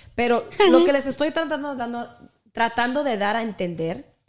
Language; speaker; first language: Spanish; early bilingual, heritage; Spanish